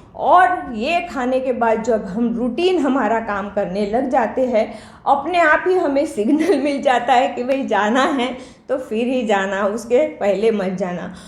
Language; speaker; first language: Hindi; non-native, local second language; Marathi